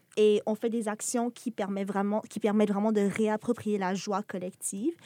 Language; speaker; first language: French; native; French